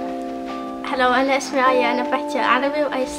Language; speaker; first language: Arabic; early bilingual, heritage; Arabic